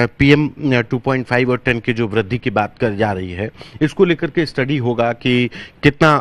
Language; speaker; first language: Hindi; native; Hindi